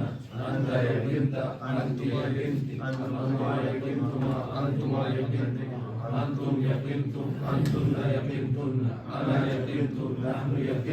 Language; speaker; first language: Arabic; non-native, learner; Urdu